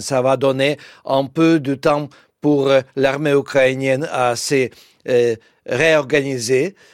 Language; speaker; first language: French; non-native, fluent; Russian